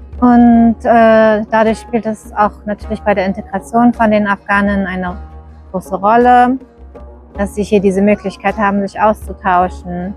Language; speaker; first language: German; early bilingual, other home language; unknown